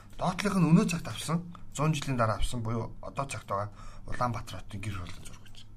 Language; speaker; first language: Mongolian; native; Mongolian